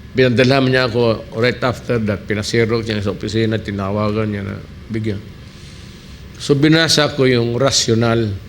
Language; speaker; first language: Filipino; non-native, local second language; Cebuano